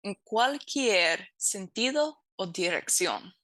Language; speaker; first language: Spanish; non-native, fluent; English